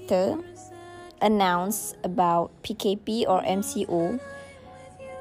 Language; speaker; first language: English; non-native, local second language; Malay